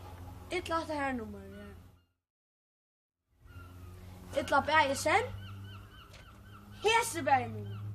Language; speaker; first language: Danish; non-native, local second language; Faroese